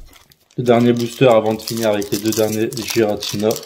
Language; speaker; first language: French; native; French